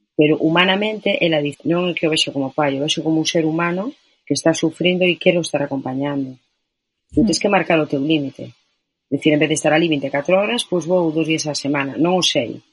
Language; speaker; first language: Galician; non-native, local second language; Spanish